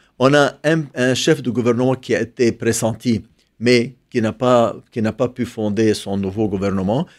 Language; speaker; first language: French; non-native, local second language; Arabic